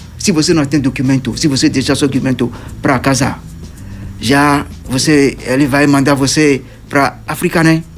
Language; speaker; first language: Portuguese; non-native, learner; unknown